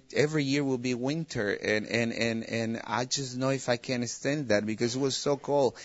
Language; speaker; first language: English; non-native, fluent; Spanish